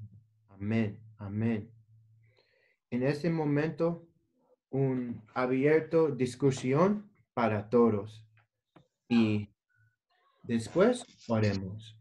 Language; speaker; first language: Spanish; non-native, learner; English